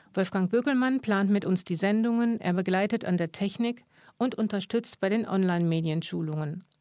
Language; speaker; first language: German; native; German